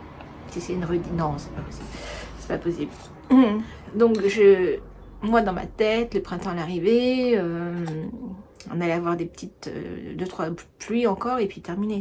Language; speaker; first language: French; native; French